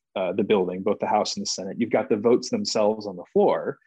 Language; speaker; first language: English; native; English